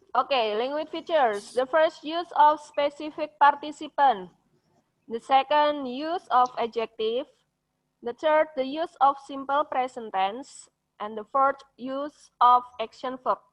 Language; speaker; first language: English; non-native, fluent; Indonesian